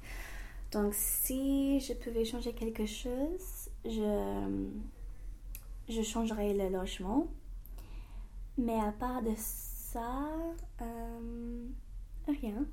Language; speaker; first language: French; non-native, fluent; English